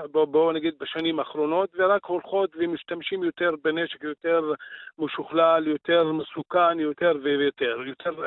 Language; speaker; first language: Hebrew; non-native, local second language; Arabic